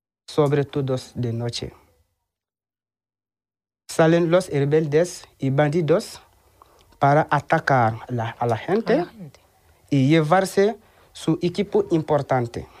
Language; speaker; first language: Spanish; non-native, learner; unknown